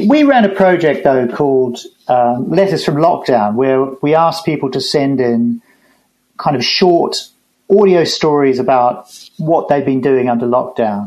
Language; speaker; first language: English; native; English